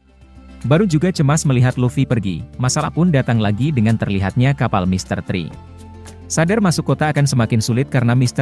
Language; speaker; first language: Indonesian; native; Indonesian